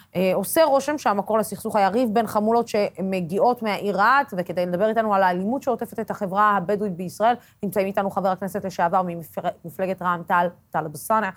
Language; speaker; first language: Hebrew; non-native, local second language; Arabic